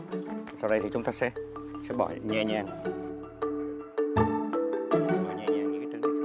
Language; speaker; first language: Vietnamese; native; Vietnamese